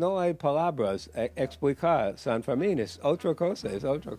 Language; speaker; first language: Spanish; non-native, learner; English